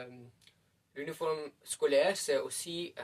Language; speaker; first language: French; non-native, learner; Dutch